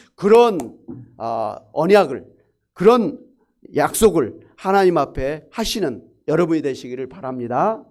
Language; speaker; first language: Korean; native; Korean